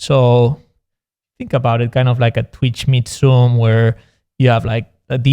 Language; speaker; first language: English; non-native, fluent; Spanish